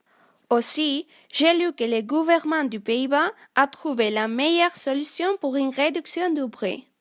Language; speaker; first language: French; non-native, learner; Spanish